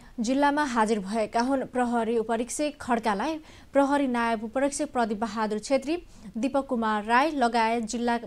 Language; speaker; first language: Nepali; non-native, local second language; Maithili